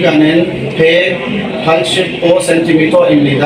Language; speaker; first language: Korean; non-native, learner; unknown